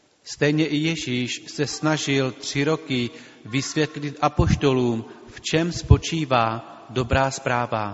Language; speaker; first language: Czech; native; Czech